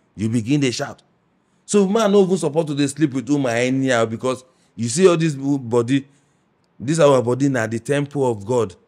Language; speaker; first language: Nigerian Pidgin; non-native, local second language; Yoruba